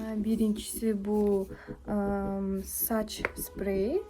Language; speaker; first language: Turkish; non-native, learner; Kazakh